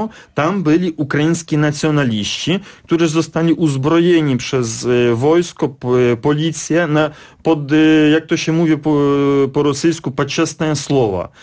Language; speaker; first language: Polish; non-native, fluent; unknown